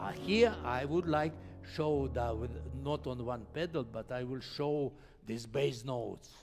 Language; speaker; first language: English; non-native, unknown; Russian